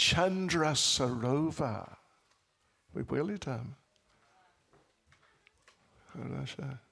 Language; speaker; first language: Russian; non-native, learner; English